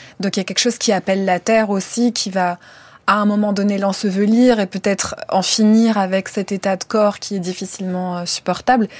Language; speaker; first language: French; native; French